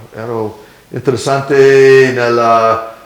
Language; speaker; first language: Italian; non-native, learner; English